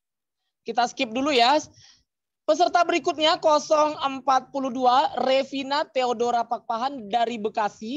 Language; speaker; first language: Indonesian; native; Indonesian